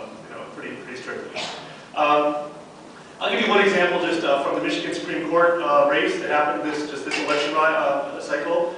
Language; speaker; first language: English; native; English